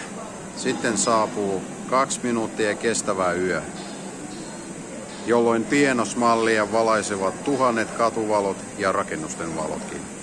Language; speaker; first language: Finnish; non-native, fluent; Russian